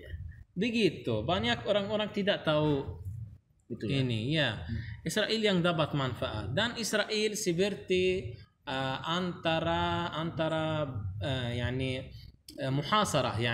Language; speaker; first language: Indonesian; non-native, learner; Arabic